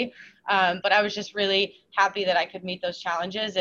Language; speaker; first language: English; native; English